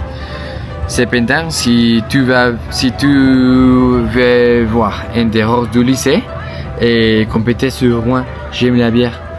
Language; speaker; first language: French; non-native, learner; Spanish